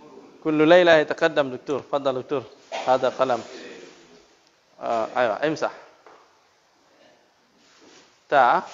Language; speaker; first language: Arabic; non-native, fluent; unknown